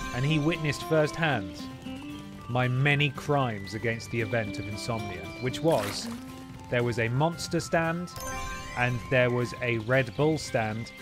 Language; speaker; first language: English; native; English